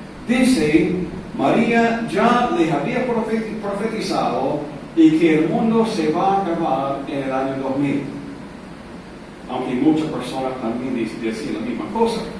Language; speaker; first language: Spanish; non-native, fluent; English